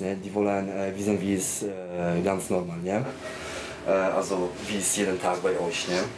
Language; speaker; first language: German; non-native, learner; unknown